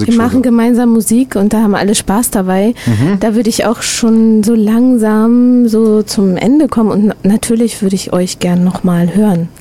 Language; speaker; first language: German; native; German